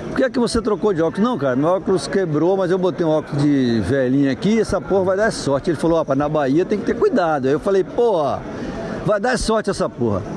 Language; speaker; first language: Portuguese; native; Portuguese